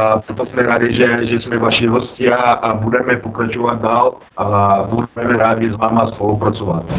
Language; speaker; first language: Czech; non-native, learner; Bulgarian